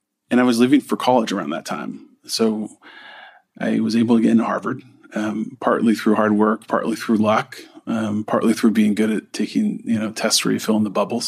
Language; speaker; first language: English; native; English